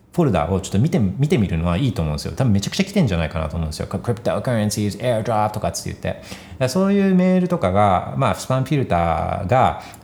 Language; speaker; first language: Japanese; early bilingual, heritage; Japanese